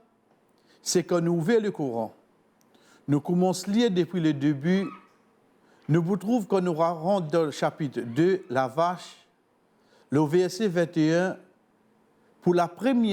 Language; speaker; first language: French; non-native, local second language; Morisyen